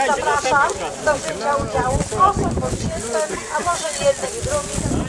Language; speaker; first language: Polish; native; Polish